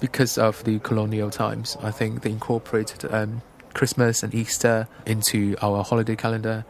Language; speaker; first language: English; non-native, local second language; Cantonese